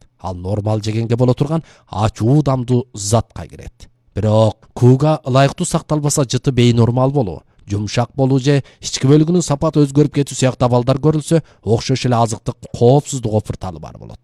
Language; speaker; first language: Kyrgyz; native; Kyrgyz